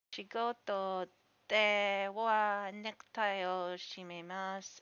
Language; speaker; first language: Japanese; non-native, learner; English